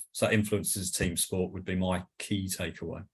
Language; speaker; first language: English; native; English